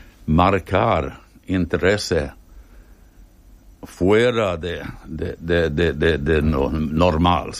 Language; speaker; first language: Spanish; non-native, fluent; Swedish